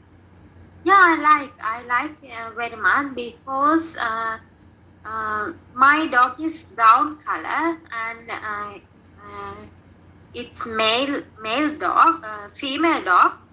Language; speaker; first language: English; non-native, learner; Sinhala